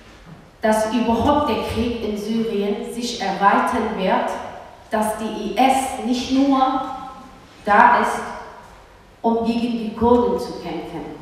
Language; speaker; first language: German; early bilingual, other home language; Kurdish